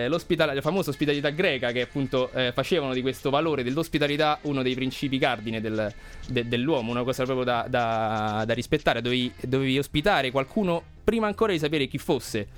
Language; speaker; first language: Italian; native; Italian